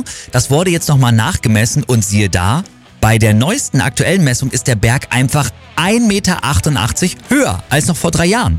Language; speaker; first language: German; native; German